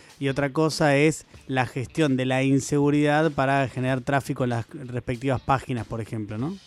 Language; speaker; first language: Spanish; native; Spanish